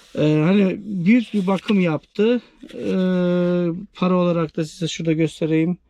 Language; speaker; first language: Turkish; early bilingual, heritage; Turkish